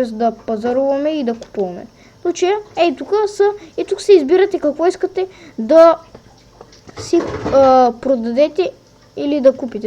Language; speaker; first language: Bulgarian; native; Bulgarian